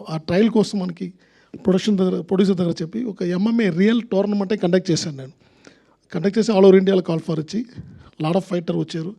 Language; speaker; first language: Telugu; non-native, learner; Tamil